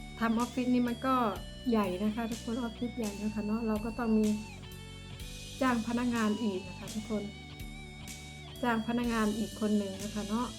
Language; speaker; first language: Thai; non-native, local second language; Northeastern Thai